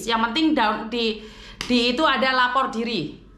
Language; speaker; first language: Indonesian; native; Indonesian